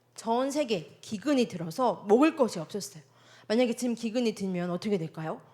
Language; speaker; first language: Korean; native; Korean